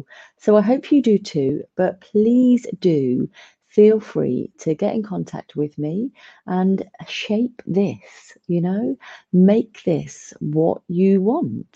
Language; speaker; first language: English; native; English